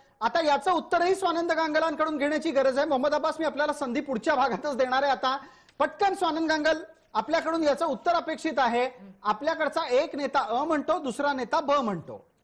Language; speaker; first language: Marathi; native; Marathi